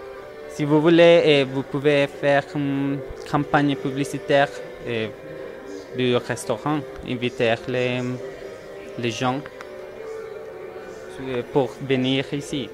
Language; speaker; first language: French; non-native, learner; Spanish